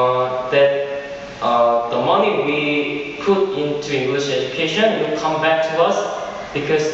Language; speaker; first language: English; non-native, fluent; Korean